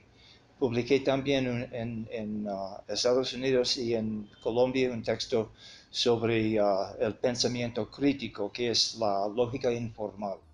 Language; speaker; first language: Spanish; non-native, fluent; English